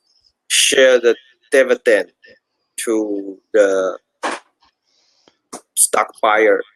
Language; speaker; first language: English; non-native, learner; Chinese